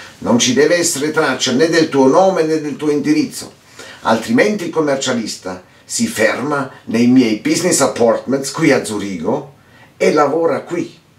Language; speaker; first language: Italian; early bilingual, heritage; Italian